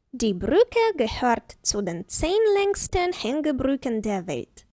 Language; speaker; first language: German; non-native, fluent; Ukrainian